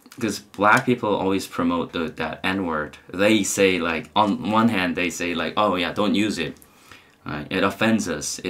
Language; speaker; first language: English; non-native, fluent; Korean